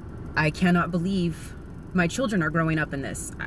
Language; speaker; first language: English; native; English